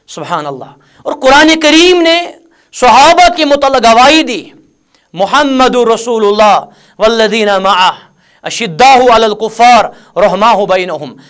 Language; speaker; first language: Urdu; non-native, local second language; Kashmiri